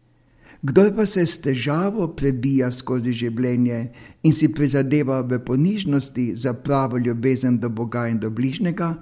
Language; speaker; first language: Slovenian; native; Slovenian